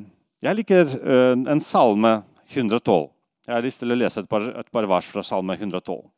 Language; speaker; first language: Swedish; non-native, fluent; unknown